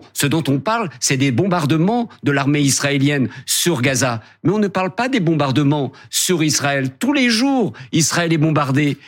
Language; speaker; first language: French; native; French